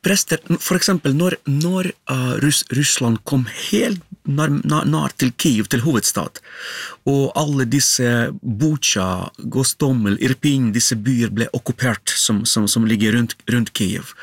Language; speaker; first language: Norwegian; non-native, fluent; Ukrainian